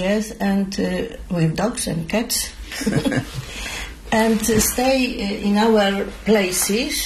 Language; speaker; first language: English; non-native, learner; Polish